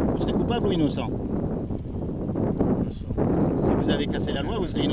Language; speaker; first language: French; native; French